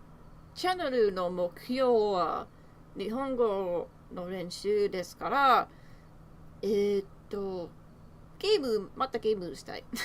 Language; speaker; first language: Japanese; non-native, learner; English